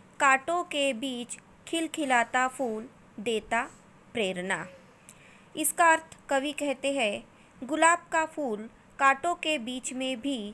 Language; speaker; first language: Hindi; non-native, local second language; Marathi